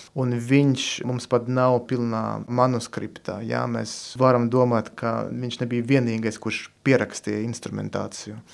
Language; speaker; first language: Latvian; non-native, local second language; Russian